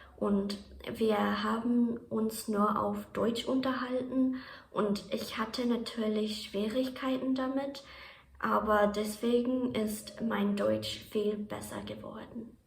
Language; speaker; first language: German; non-native, fluent; Japanese